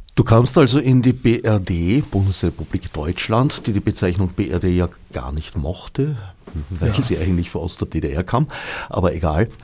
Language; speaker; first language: German; native; German